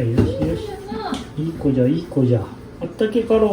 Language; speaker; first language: Japanese; native; Japanese